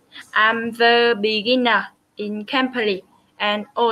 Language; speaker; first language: English; non-native, learner; Vietnamese